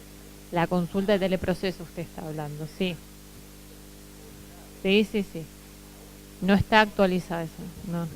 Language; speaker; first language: Spanish; native; Spanish